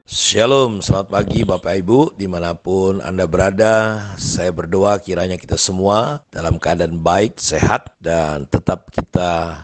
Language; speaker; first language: Indonesian; native; Indonesian